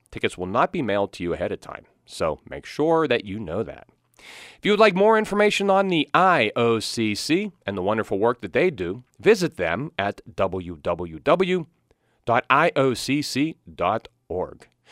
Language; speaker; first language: English; native; English